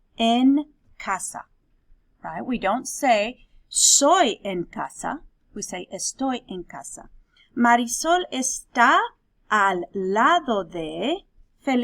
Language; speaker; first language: Spanish; non-native, fluent; English